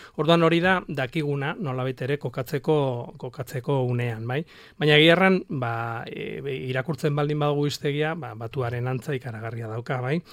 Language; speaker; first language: Basque; non-native, local second language; Spanish